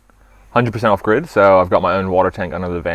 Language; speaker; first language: English; early bilingual, other home language; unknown